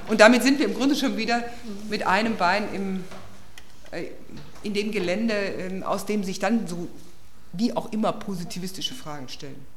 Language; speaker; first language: German; native; German